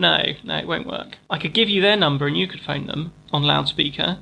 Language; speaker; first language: English; native; English